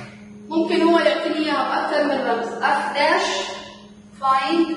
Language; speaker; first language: Arabic; native; Arabic